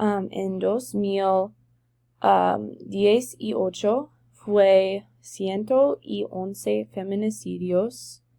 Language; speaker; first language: Spanish; non-native, learner; English